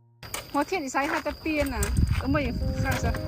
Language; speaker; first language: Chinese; non-native, learner; Lao